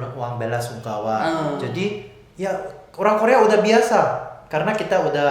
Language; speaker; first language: Indonesian; non-native, fluent; Korean